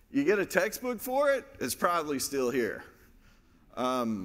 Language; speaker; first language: English; native; English